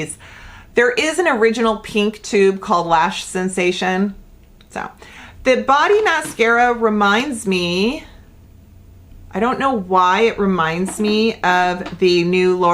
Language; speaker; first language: English; native; English